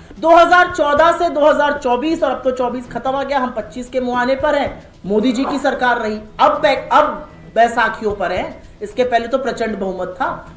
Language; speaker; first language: Hindi; native; Hindi